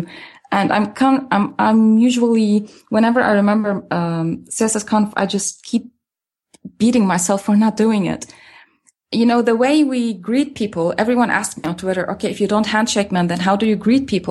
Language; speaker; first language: English; non-native, fluent; Arabic